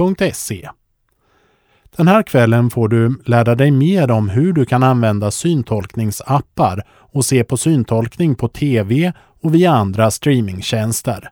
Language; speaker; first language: Swedish; native; Swedish